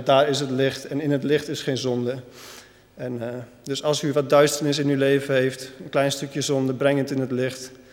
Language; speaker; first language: Dutch; native; Dutch